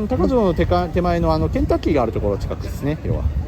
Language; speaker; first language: Japanese; native; Japanese